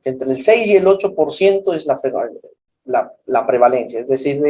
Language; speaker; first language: Spanish; native; Spanish